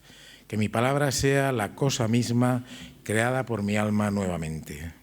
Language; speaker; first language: Spanish; native; Spanish